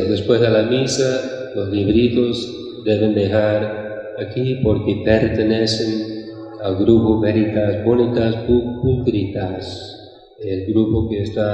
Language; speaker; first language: Spanish; non-native, fluent; English